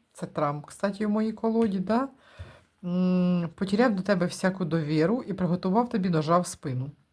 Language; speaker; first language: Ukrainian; non-native, local second language; Russian